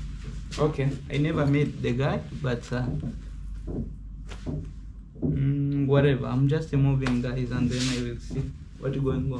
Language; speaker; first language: English; non-native, fluent; Rundi